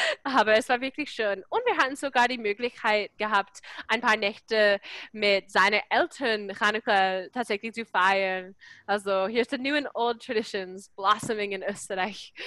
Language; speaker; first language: German; non-native, fluent; English